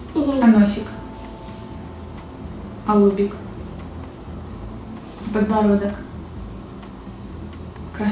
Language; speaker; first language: Russian; native; Russian